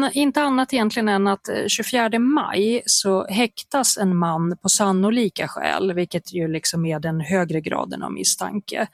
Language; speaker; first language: Swedish; native; Swedish